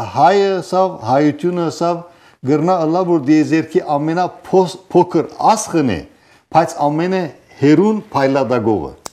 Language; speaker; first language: Armenian; early bilingual, heritage; Armenian